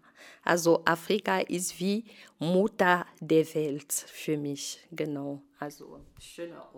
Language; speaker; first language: German; non-native, fluent; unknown